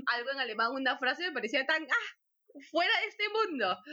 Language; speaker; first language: Spanish; native; Spanish